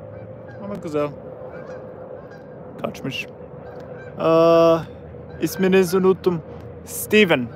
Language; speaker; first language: Turkish; non-native, learner; English